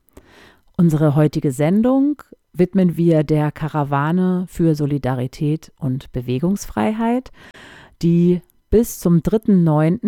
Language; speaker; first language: German; native; German